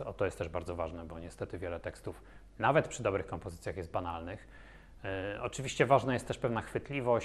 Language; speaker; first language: Polish; native; Polish